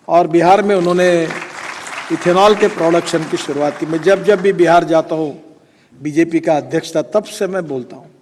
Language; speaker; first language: Hindi; non-native, local second language; Marathi